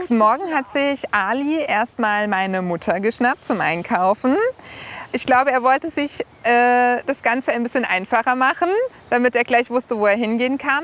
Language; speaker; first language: German; native; German